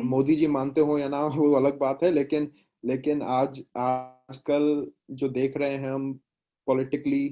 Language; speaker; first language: Hindi; native; Hindi